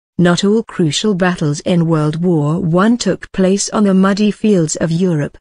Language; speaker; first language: English; native; English